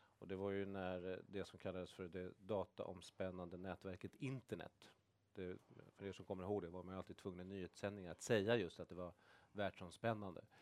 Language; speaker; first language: Swedish; native; Swedish